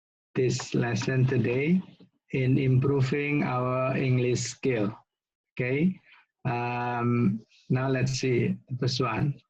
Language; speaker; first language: English; non-native, local second language; Indonesian